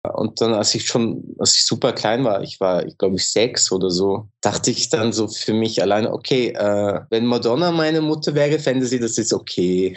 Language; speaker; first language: German; early bilingual, other home language; Turkish